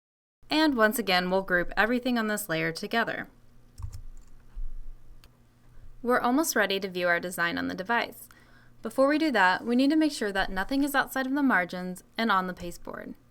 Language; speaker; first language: English; native; English